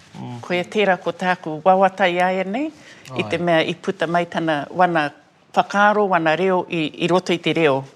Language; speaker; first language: Māori; native; Māori